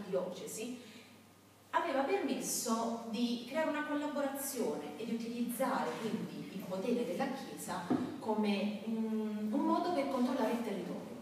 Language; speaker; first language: Italian; native; Italian